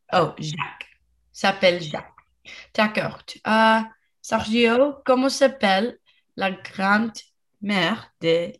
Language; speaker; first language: French; non-native, learner; English